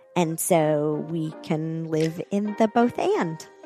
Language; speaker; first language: English; native; English